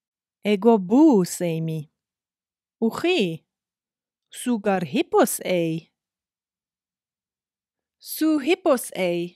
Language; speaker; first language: Greek; non-native, fluent; English